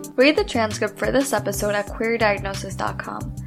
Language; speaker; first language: English; early bilingual, other home language; Urdu